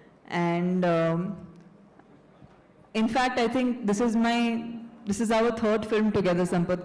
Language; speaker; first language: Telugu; non-native, fluent; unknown